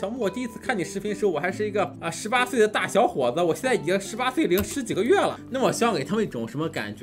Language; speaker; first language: Chinese; native; Chinese